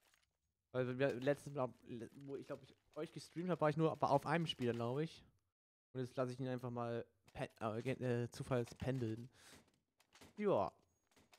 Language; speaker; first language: German; native; German